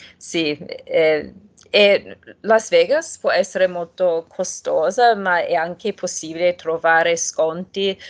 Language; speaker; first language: Italian; non-native, fluent; English